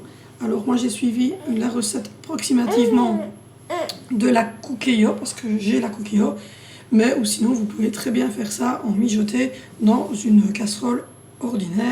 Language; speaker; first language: French; native; French